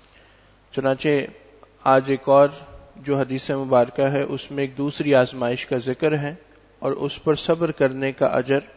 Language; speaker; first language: Urdu; native; Urdu